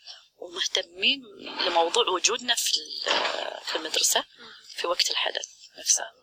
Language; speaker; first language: Arabic; native; Arabic